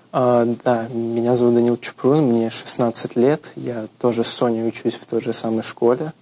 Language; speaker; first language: Russian; early bilingual, heritage; Russian